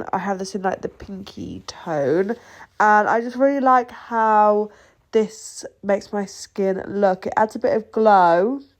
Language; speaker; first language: English; native; English